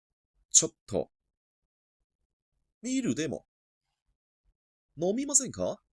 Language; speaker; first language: Japanese; non-native, fluent; Cantonese